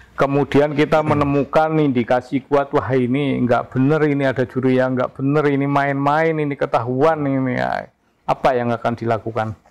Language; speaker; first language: Indonesian; non-native, local second language; Javanese